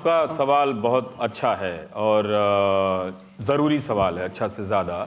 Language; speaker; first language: Hindi; native; Hindi